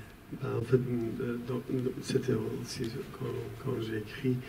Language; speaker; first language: French; non-native, fluent; Persian